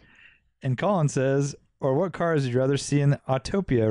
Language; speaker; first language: English; native; English